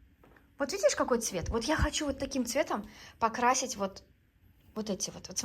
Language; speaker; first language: Russian; native; Russian